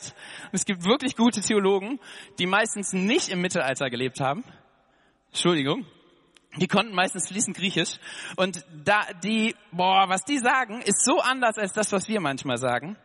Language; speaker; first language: German; native; German